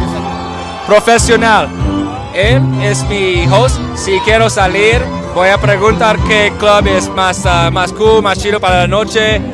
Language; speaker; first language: Spanish; non-native, learner; English